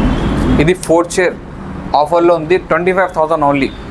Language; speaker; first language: Telugu; non-native, local second language; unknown